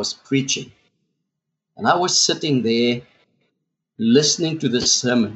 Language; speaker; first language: English; non-native, local second language; Afrikaans